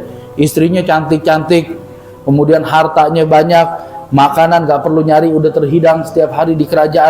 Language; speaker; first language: Indonesian; native; Indonesian